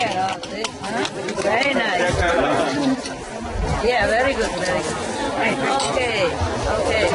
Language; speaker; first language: English; non-native, fluent; Vietnamese